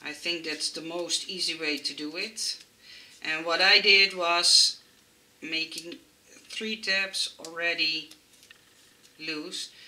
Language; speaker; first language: English; non-native, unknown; Dutch